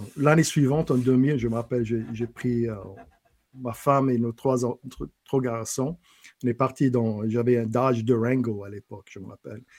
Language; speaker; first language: French; non-native, local second language; English